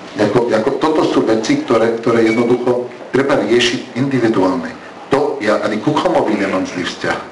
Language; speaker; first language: Slovak; early bilingual, heritage; Arabic